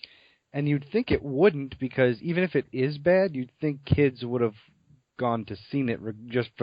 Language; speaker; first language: English; native; English